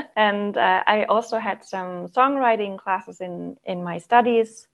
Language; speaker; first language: English; non-native, fluent; German